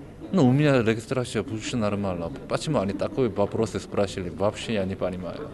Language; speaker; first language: Russian; non-native, learner; Korean